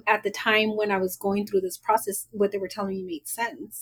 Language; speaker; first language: English; early bilingual, other home language; Spanish